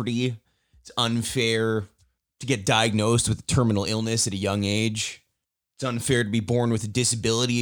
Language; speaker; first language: English; native; English